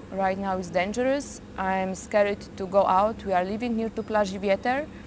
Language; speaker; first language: English; non-native, fluent; Polish